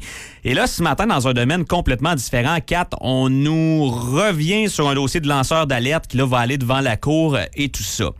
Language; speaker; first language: French; native; French